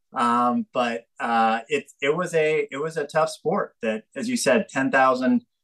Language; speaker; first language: English; native; English